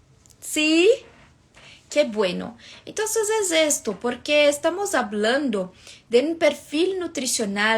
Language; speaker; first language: Spanish; non-native, fluent; Portuguese